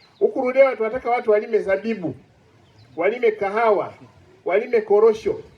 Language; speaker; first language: Swahili; native; Swahili